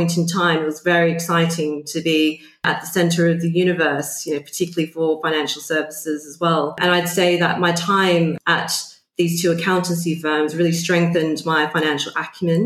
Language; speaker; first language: English; native; English